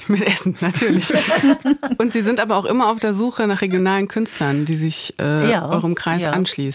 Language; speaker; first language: German; native; German